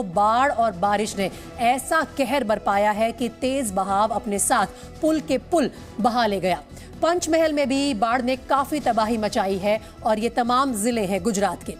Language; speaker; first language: Hindi; native; Hindi